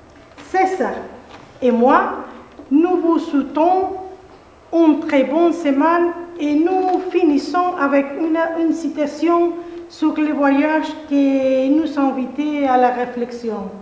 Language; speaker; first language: French; non-native, fluent; Spanish